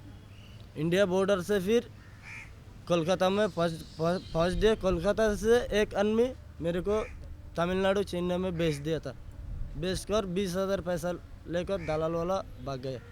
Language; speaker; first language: Hindi; non-native, learner; Rohingya